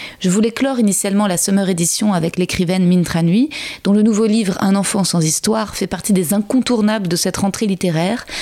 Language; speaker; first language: French; native; French